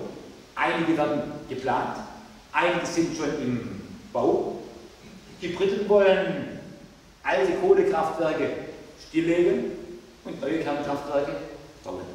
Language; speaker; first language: German; native; German